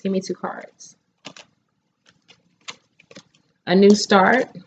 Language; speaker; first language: English; native; English